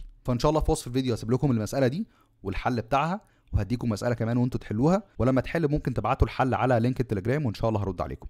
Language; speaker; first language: Arabic; native; Arabic